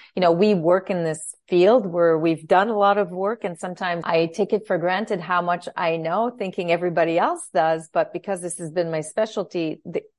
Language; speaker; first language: English; native; English